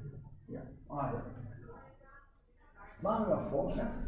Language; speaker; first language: German; non-native, fluent; Hungarian